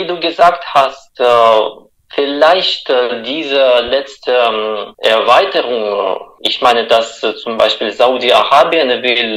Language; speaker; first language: German; non-native, fluent; Russian